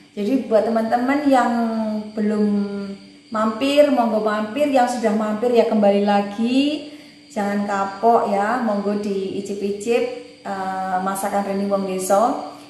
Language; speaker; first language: Indonesian; non-native, local second language; Javanese